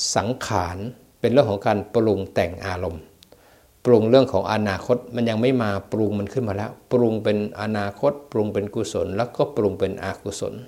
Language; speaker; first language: Thai; native; Thai